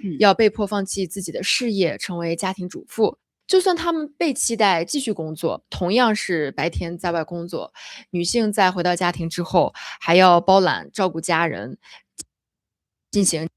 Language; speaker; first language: Chinese; native; Chinese